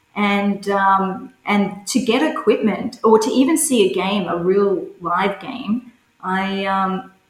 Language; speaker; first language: English; native; English